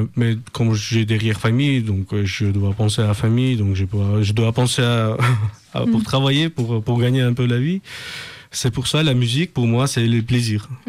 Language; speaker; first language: French; non-native, learner; Russian